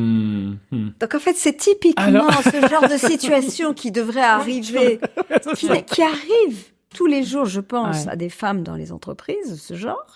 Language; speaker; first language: French; native; French